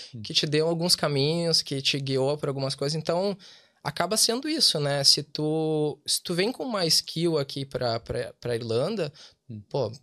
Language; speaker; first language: Portuguese; native; Portuguese